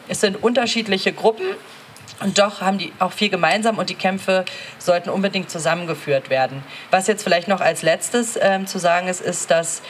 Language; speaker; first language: German; native; German